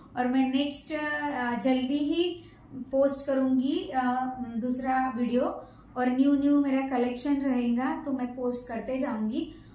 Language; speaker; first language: Hindi; non-native, local second language; Marathi